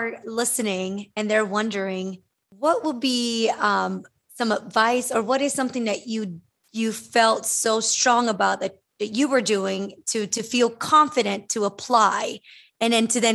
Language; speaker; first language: English; early bilingual, other home language; Spanish